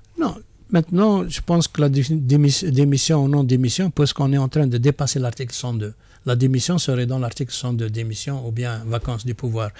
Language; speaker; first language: French; non-native, local second language; Arabic